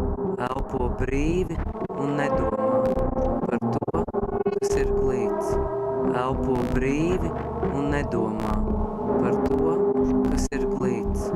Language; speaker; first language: Latvian; native; Latvian